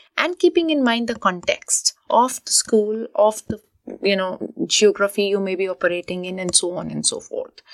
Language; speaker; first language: English; non-native, local second language; Hindi